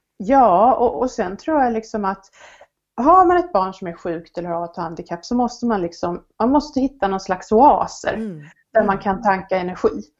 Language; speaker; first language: Swedish; native; Swedish